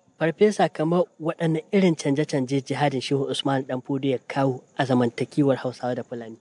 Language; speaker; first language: Hausa; native; Hausa